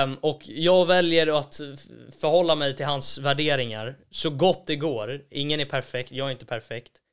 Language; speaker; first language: Swedish; native; Swedish